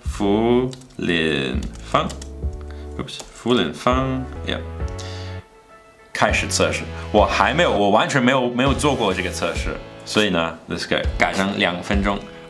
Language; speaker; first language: Chinese; non-native, fluent; English